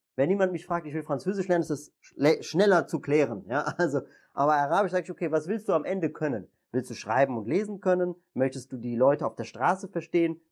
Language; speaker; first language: German; native; German